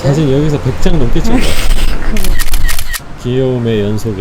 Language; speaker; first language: Korean; native; Korean